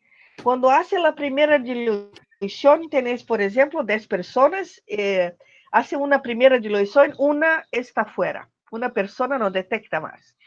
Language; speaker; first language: Spanish; non-native, learner; Portuguese